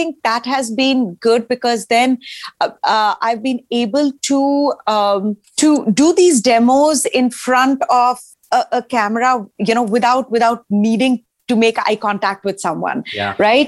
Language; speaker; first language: English; non-native, local second language; Hindi